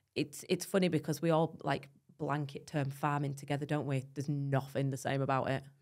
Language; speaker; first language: English; native; English